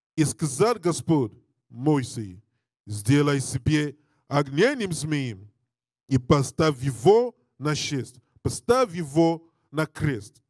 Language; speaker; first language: Russian; non-native, learner; English